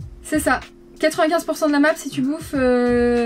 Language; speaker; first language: French; native; French